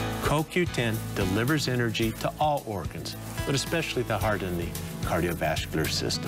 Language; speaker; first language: English; native; English